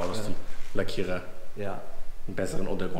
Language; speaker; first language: German; native; German